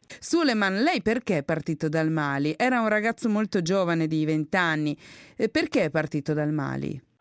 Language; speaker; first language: Italian; native; Italian